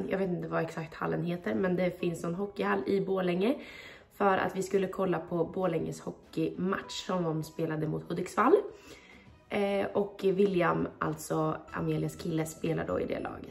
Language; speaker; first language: Swedish; native; Swedish